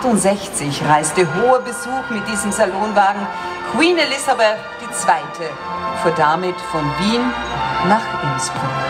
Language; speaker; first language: German; native; German